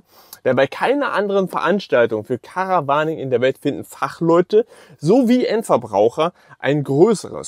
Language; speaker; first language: German; native; German